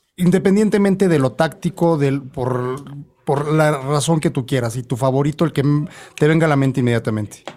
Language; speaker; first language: Spanish; native; Spanish